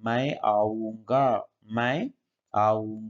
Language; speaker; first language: Hindi; non-native, local second language; Kannada